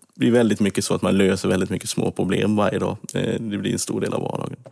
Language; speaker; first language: Swedish; native; Swedish